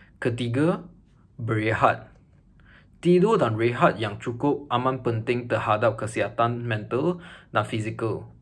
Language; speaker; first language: Malay; non-native, local second language; Chinese